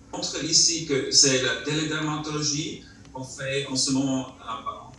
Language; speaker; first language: French; non-native, local second language; German